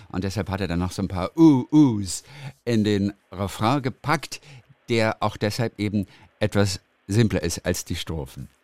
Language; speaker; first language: German; native; German